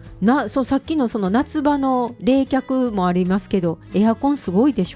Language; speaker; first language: Japanese; native; Japanese